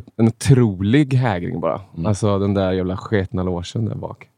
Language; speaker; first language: Swedish; native; Swedish